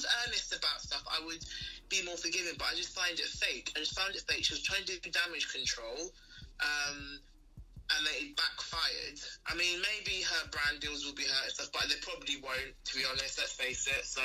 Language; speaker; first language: English; native; English